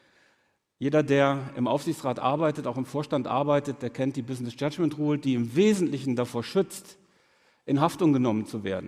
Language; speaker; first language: German; native; German